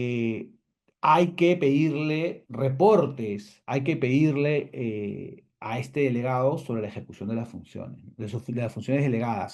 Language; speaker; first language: Spanish; native; Spanish